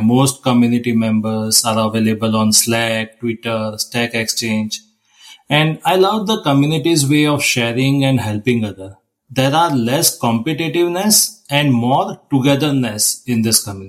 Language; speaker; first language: English; non-native, local second language; Gujarati